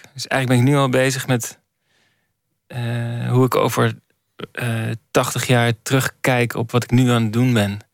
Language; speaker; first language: Dutch; native; Dutch